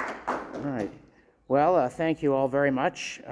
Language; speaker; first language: English; native; English